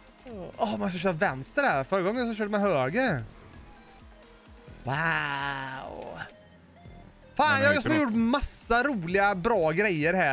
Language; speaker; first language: Swedish; native; Swedish